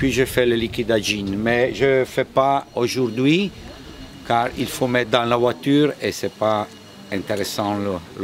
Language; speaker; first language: French; non-native, fluent; Italian